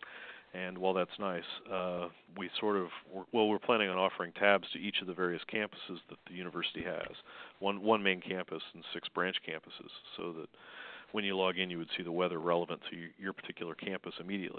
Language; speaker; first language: English; native; English